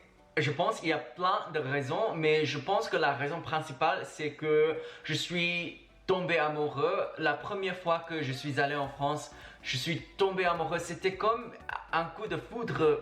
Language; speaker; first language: French; non-native, fluent; Chinese